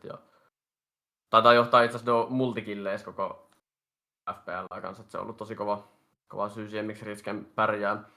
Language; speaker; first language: Finnish; native; Finnish